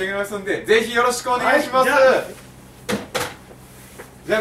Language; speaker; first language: Japanese; native; Japanese